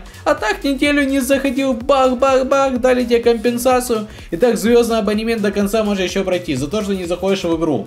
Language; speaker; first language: Russian; native; Russian